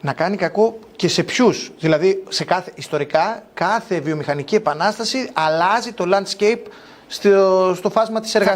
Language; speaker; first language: Greek; native; Greek